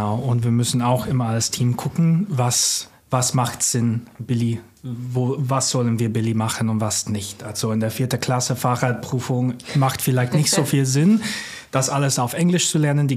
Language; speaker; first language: German; non-native, fluent; English